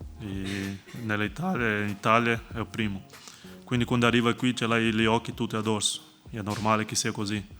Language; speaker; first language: Italian; non-native, fluent; Portuguese